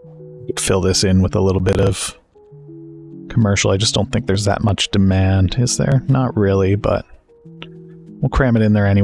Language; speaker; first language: English; native; English